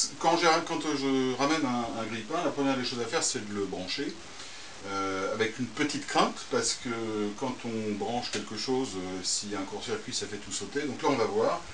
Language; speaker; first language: French; native; French